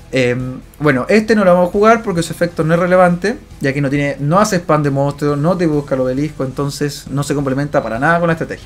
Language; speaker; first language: Spanish; native; Spanish